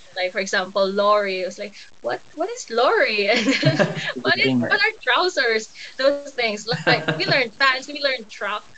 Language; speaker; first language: English; non-native, local second language; Cebuano